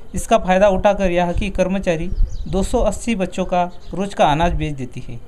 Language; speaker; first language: Hindi; non-native, local second language; Marathi